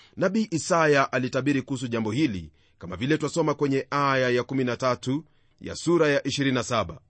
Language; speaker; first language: Swahili; non-native, local second language; Luyia